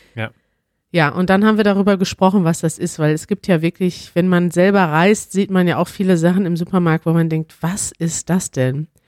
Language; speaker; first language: German; native; German